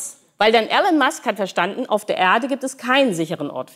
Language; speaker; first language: German; native; German